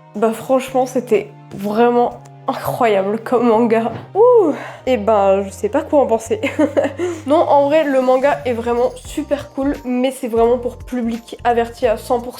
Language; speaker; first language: French; native; French